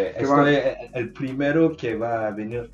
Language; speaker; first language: Spanish; non-native, learner; English